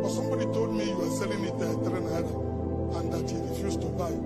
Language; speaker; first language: English; non-native, local second language; Igbo